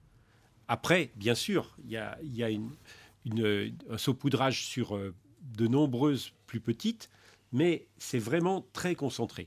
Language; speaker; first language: French; native; French